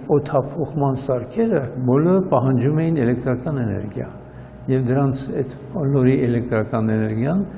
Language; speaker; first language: Armenian; native; Armenian